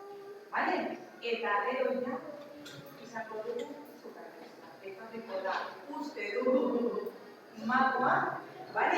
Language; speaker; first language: Basque; non-native, local second language; Spanish